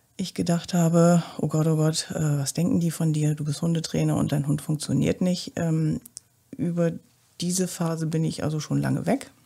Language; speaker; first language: German; native; German